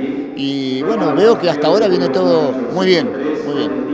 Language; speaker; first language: Spanish; native; Spanish